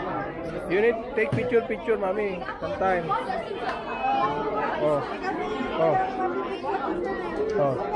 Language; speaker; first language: English; non-native, local second language; Filipino